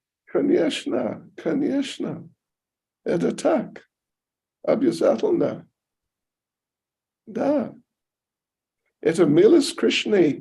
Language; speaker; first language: Russian; non-native, learner; English